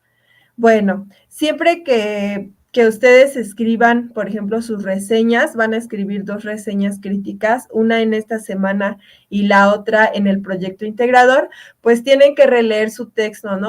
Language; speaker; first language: Spanish; native; Spanish